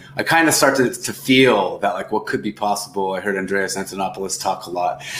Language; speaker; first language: English; native; English